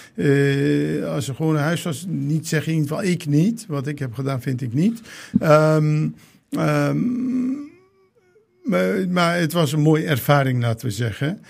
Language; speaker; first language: Dutch; early bilingual, other home language; Turkish